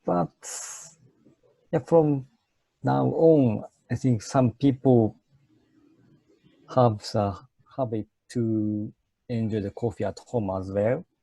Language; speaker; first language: English; non-native, fluent; Japanese